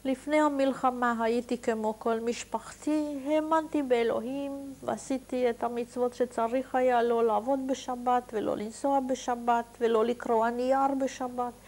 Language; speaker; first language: Hebrew; non-native, fluent; Hungarian